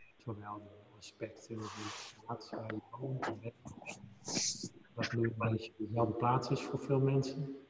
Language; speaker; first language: Dutch; native; Dutch